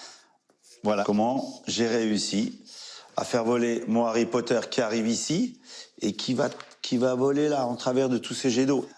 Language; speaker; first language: French; native; French